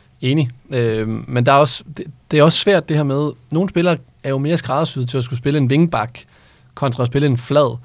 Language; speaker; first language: Danish; native; Danish